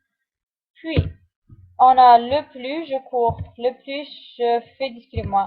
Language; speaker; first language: French; non-native, fluent; English